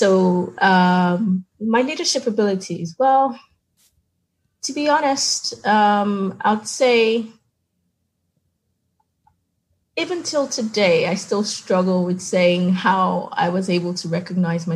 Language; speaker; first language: English; non-native, local second language; Yoruba